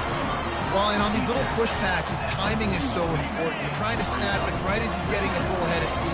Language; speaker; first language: English; native; English